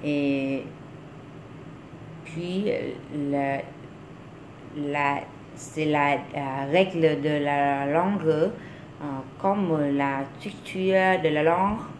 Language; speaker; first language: French; non-native, learner; Vietnamese